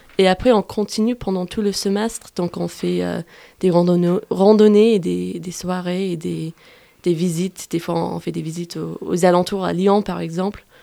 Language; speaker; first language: French; non-native, fluent; English